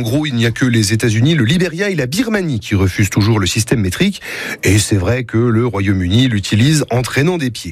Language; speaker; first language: French; native; French